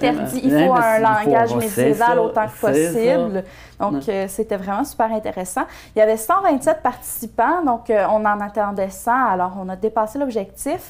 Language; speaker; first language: French; native; French